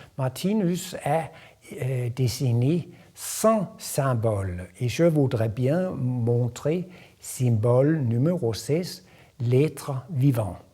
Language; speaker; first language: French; non-native, fluent; Danish